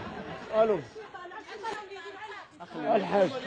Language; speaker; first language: Arabic; native; Arabic